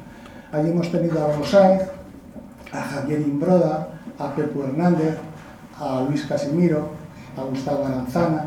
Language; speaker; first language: Spanish; native; Spanish